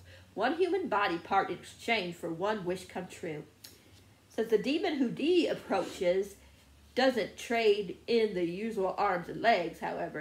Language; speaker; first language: English; native; English